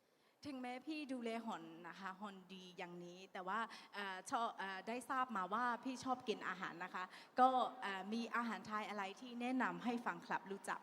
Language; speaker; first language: Thai; non-native, fluent; Burmese